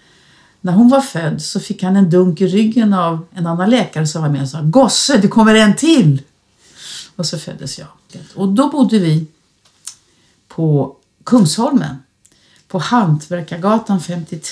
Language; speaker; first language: Swedish; native; Swedish